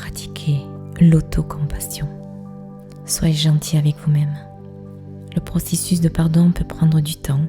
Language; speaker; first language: French; native; French